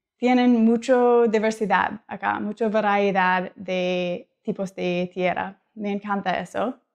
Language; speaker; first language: Spanish; non-native, learner; English